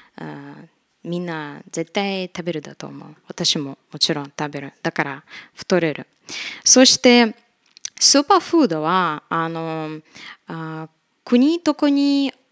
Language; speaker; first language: Japanese; non-native, fluent; Russian